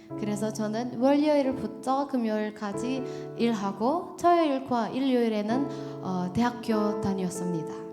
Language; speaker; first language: Korean; non-native, learner; Indonesian